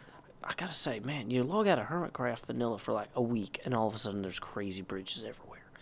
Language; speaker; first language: English; native; English